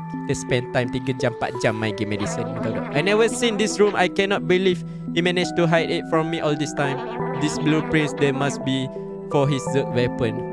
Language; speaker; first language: English; non-native, local second language; Malay